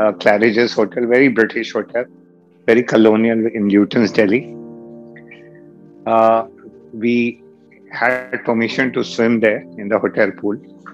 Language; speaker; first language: English; non-native, local second language; Hindi